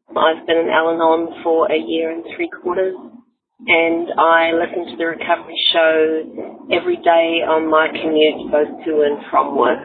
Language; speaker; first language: English; native; English